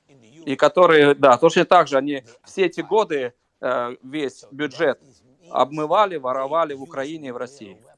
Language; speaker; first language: Russian; native; Russian